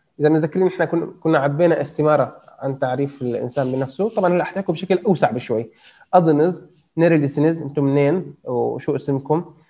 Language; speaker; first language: Arabic; native; Arabic